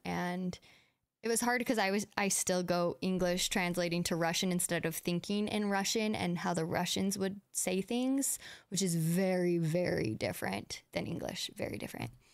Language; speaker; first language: English; native; English